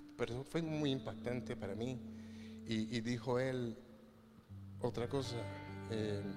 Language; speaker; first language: Spanish; native; Spanish